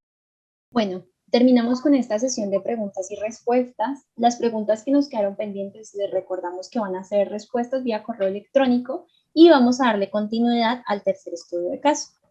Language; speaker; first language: Spanish; native; Spanish